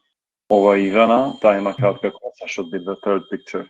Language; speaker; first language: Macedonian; non-native, learner; Serbian